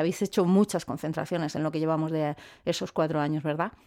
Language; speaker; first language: Spanish; native; Spanish